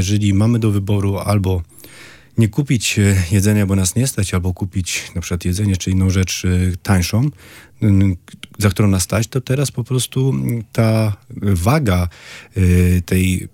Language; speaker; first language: Polish; native; Polish